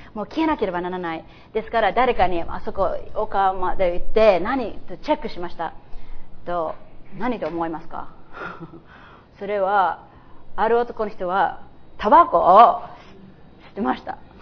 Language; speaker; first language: Japanese; non-native, fluent; English